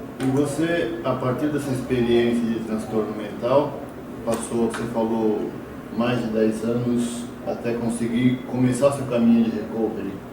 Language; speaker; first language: Portuguese; native; Portuguese